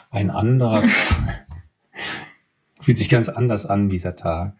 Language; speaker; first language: German; native; German